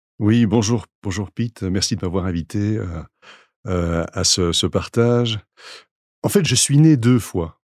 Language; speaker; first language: French; native; French